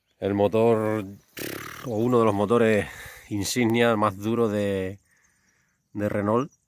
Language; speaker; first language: Spanish; native; Spanish